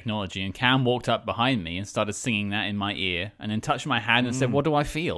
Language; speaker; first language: English; native; English